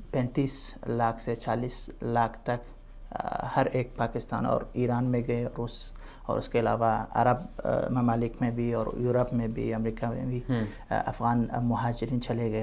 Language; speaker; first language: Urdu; non-native, fluent; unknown